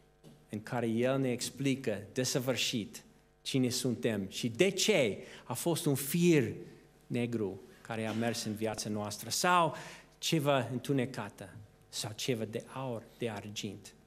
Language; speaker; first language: Romanian; non-native, fluent; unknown